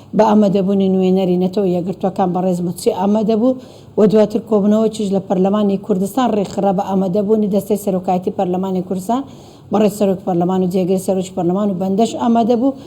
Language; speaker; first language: Central Kurdish; non-native, local second language; Azerbaijani